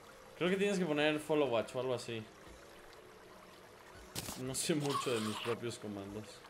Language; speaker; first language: Spanish; native; Spanish